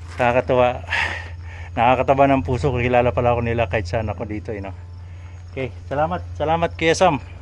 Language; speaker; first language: Filipino; non-native, local second language; Cebuano